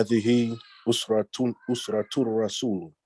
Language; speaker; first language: Arabic; non-native, learner; English